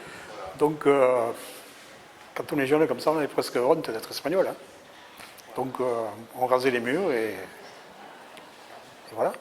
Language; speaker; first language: French; early bilingual, other home language; Catalan